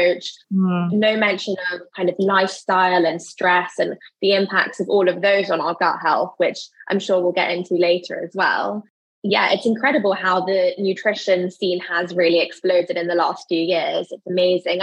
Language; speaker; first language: English; native; English